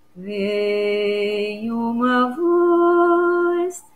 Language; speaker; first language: Portuguese; native; Portuguese